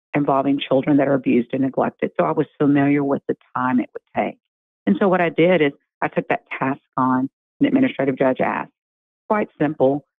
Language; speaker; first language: English; native; English